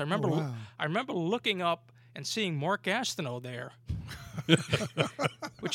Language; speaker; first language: English; native; English